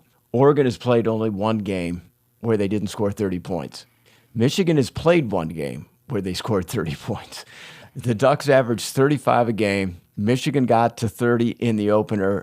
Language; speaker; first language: English; native; English